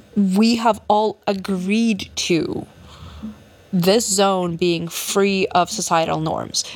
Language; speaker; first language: English; early bilingual, other home language; Russian